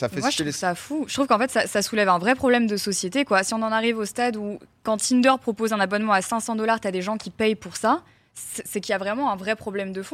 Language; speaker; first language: French; native; French